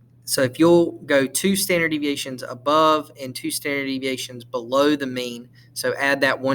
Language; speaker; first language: English; native; English